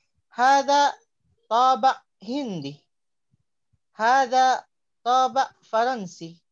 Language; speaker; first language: Arabic; non-native, fluent; Indonesian